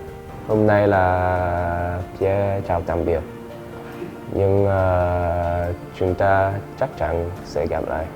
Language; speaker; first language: Vietnamese; early bilingual, heritage; Vietnamese